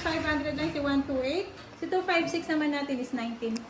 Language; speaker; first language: Filipino; native; Filipino